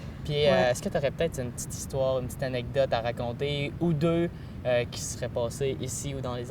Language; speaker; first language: French; native; French